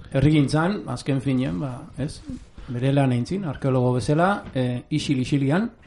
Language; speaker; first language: Basque; native; Basque